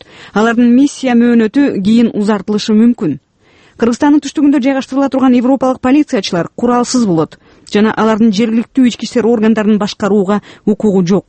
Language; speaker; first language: Kyrgyz; native; Kyrgyz